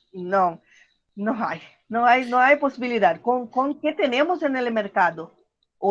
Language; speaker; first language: Spanish; non-native, learner; Portuguese